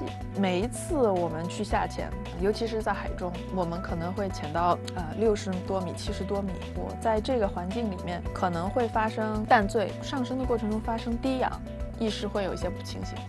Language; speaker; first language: Chinese; native; Chinese